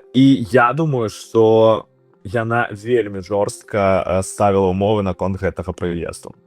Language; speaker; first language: Belarusian; non-native, local second language; Russian